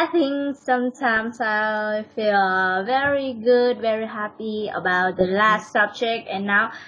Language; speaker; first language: English; non-native, learner; Vietnamese